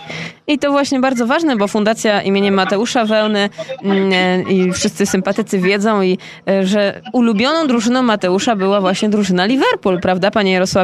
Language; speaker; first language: Polish; native; Polish